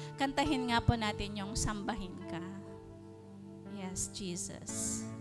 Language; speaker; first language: Filipino; native; Filipino